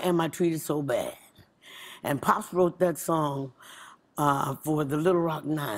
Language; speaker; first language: English; native; English